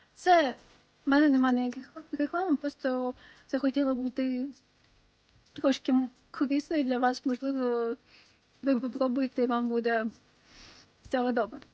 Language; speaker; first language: Ukrainian; native; Ukrainian